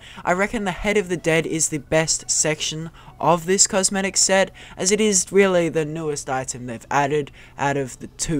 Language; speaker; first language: English; native; English